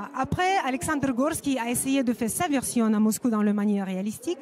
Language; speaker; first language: French; non-native, fluent; Russian